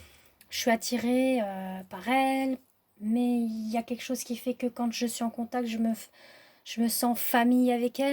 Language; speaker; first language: French; native; French